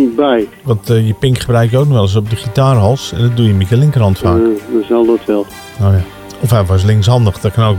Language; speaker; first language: Dutch; native; Dutch